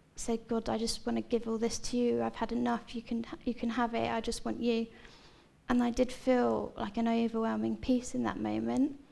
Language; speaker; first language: English; native; English